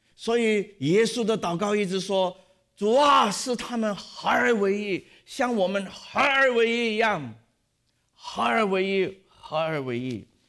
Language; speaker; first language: Chinese; non-native, local second language; Cantonese